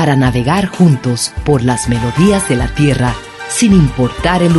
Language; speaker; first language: Spanish; native; Spanish